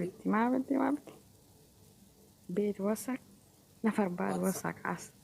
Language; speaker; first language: Arabic; non-native, learner; Oromo